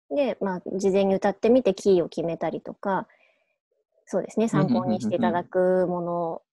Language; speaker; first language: Japanese; native; Japanese